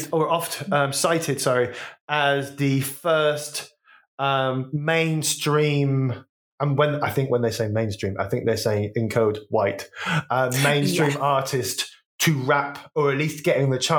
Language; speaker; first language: English; native; English